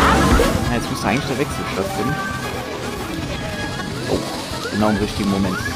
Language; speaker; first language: German; native; German